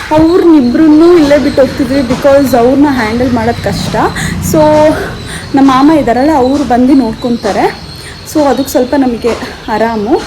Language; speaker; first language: Kannada; native; Kannada